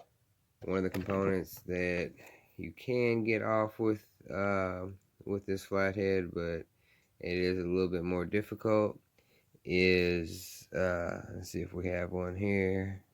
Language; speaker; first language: English; native; English